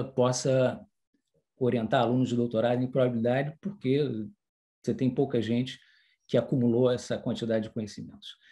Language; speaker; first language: Portuguese; early bilingual, other home language; French